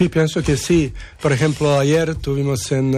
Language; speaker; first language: Spanish; non-native, learner; Serbian